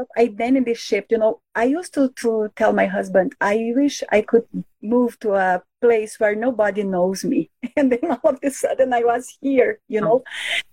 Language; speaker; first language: English; non-native, fluent; Portuguese